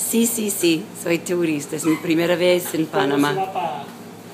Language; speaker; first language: Spanish; non-native, learner; English